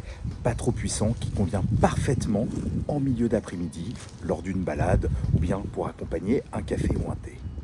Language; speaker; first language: French; native; French